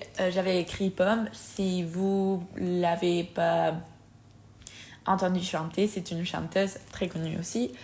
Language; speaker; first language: French; non-native, fluent; Spanish